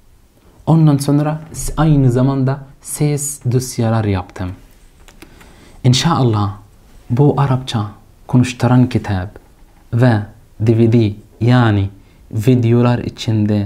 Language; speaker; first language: Turkish; non-native, fluent; Arabic